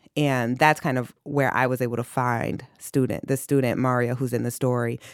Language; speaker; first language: English; native; English